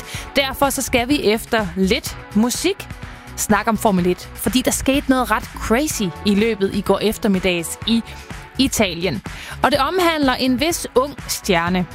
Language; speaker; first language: Danish; native; Danish